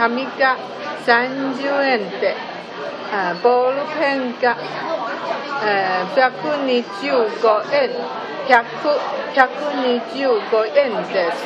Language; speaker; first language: Japanese; non-native, learner; Chinese